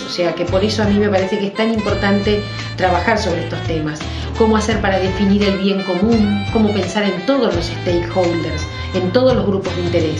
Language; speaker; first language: Spanish; native; Spanish